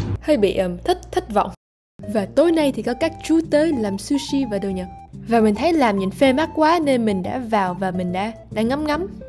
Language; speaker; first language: Vietnamese; early bilingual, heritage; Vietnamese